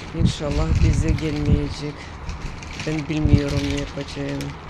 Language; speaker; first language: Turkish; non-native, learner; Russian